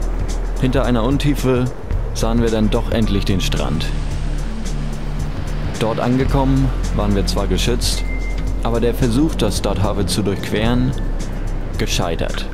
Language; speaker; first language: German; native; German